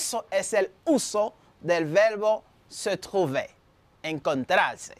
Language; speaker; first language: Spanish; non-native, fluent; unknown